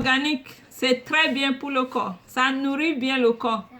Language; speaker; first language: French; non-native, learner; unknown